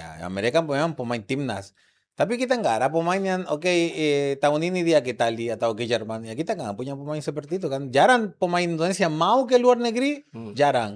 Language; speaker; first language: Indonesian; non-native, fluent; Spanish